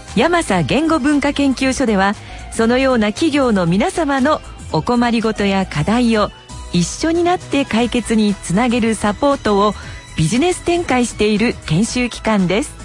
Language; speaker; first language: Japanese; native; Japanese